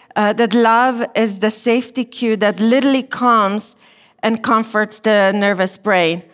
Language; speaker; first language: English; non-native, fluent; Romanian